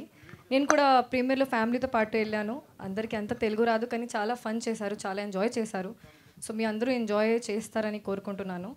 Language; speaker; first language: Telugu; early bilingual, heritage; Telugu